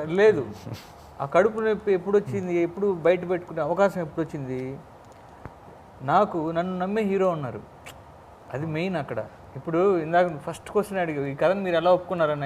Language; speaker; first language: Telugu; native; Telugu